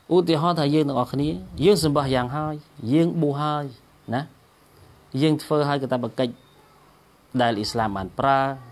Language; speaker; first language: Khmer; non-native, local second language; Eastern Cham